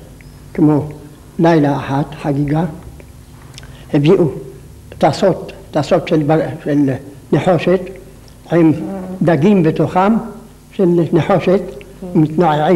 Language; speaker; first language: Hebrew; non-native, local second language; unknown